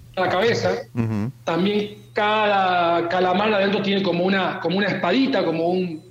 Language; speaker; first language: Spanish; native; Spanish